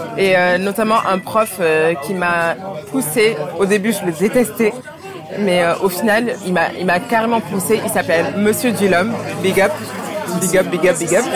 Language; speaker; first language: French; early bilingual, other home language; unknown